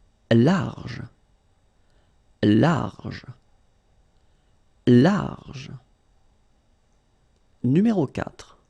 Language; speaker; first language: French; native; French